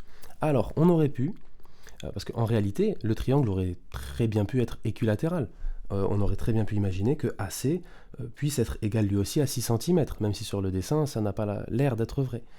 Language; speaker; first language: French; native; French